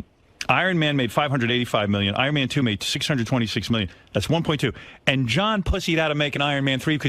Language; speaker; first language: English; native; English